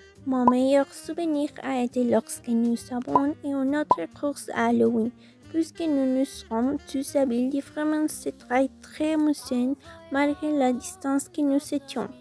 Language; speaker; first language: French; non-native, learner; Spanish